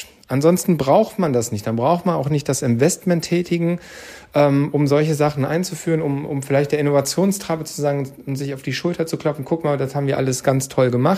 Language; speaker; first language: German; native; German